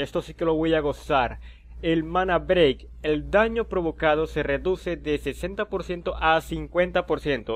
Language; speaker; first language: Spanish; native; Spanish